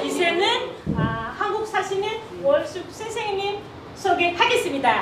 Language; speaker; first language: Korean; non-native, fluent; Malagasy